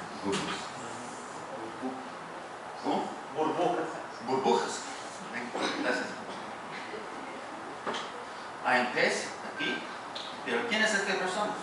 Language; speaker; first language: Spanish; non-native, fluent; English